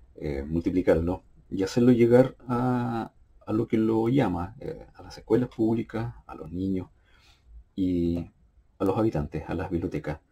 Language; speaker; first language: Spanish; native; Spanish